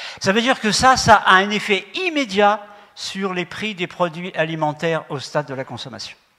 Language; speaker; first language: French; native; French